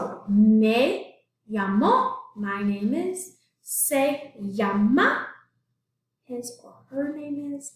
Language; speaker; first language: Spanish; non-native, fluent; English